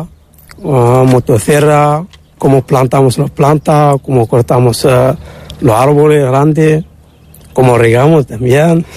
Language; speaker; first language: Spanish; non-native, learner; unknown